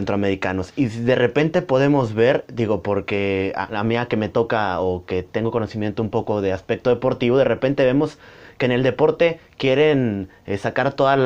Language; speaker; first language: Spanish; native; Spanish